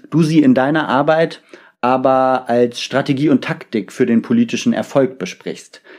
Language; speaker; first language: German; native; German